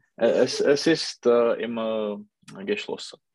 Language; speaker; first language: German; non-native, learner; Czech